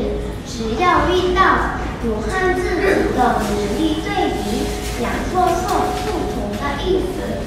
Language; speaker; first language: Chinese; non-native, learner; Korean